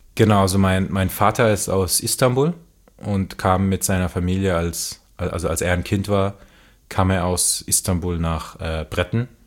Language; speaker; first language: German; native; German